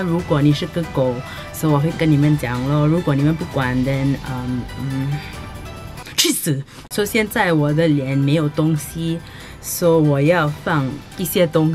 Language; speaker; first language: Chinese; non-native, local second language; English